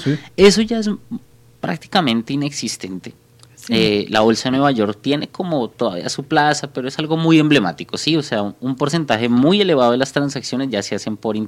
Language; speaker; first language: Spanish; native; Spanish